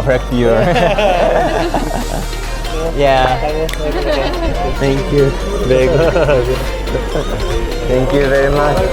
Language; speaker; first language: English; non-native, learner; Japanese